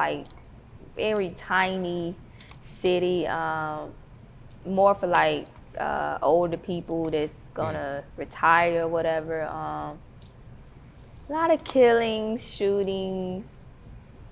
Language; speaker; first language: English; native; English